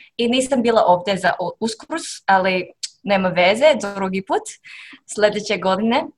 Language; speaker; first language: Serbian; non-native, learner; English